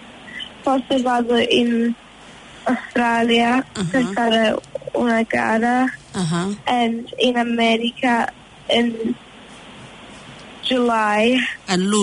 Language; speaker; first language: Italian; early bilingual, heritage; Italian